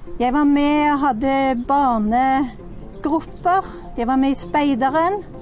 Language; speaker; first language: Norwegian; native; Norwegian